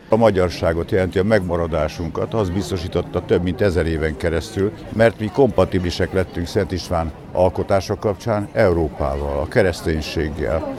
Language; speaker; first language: Hungarian; native; Hungarian